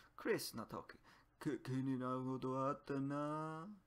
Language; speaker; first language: Japanese; non-native, learner; English